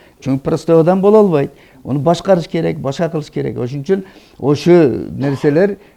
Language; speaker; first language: Kyrgyz; non-native, local second language; Uzbek